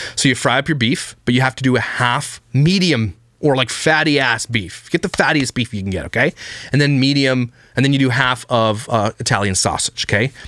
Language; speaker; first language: English; native; English